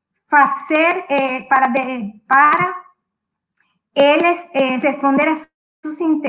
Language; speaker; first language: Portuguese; non-native, fluent; Spanish